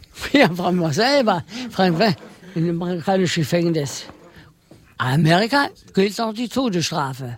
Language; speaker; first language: German; non-native, learner; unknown